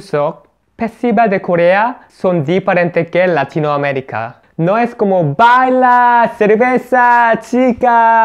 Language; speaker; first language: Spanish; non-native, learner; Korean